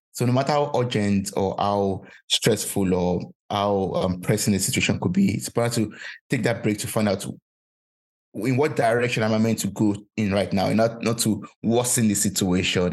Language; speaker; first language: English; non-native, local second language; Yoruba